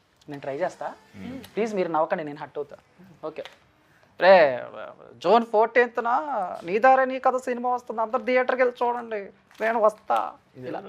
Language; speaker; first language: Telugu; native; Telugu